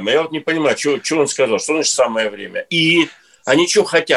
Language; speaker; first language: Russian; native; Russian